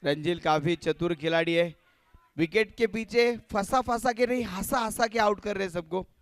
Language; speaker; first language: Hindi; non-native, local second language; Marathi